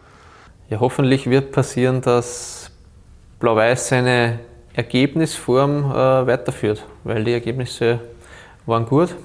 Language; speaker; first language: German; native; German